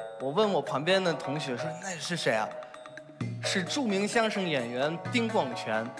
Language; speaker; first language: Chinese; non-native, fluent; Ukrainian